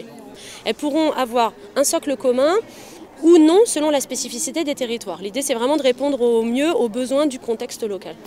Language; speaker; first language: French; native; French